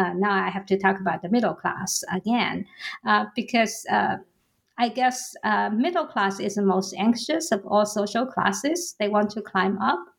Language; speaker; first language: English; non-native, fluent; Chinese